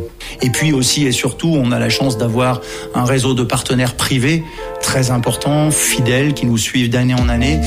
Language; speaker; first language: French; native; French